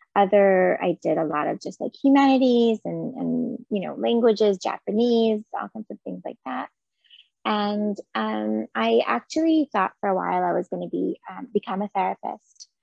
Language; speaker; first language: English; non-native, fluent; Hebrew